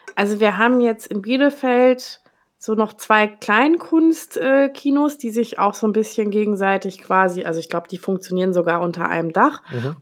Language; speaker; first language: German; native; German